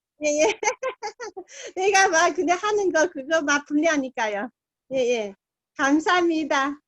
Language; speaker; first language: Korean; non-native, learner; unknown